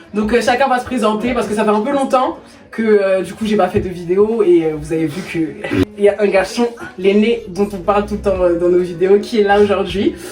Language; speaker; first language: French; early bilingual, other home language; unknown